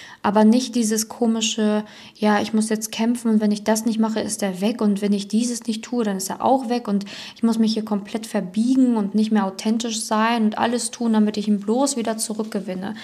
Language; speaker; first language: German; native; German